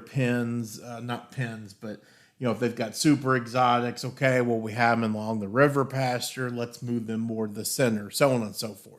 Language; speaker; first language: English; native; English